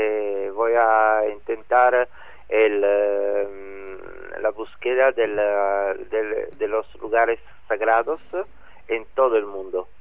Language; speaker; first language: Spanish; non-native, learner; Italian